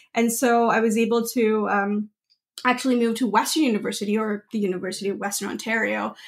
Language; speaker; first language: English; non-native, local second language; Gujarati